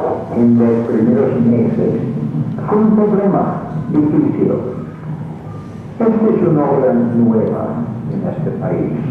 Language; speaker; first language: Spanish; non-native, fluent; English